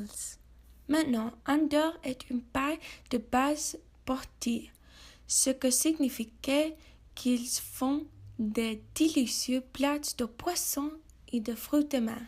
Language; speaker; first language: French; non-native, learner; English